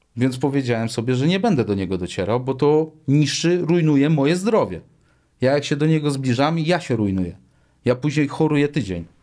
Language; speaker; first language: Polish; native; Polish